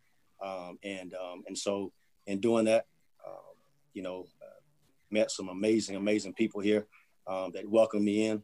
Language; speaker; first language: English; native; English